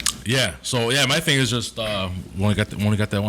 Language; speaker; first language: English; early bilingual, other home language; Spanish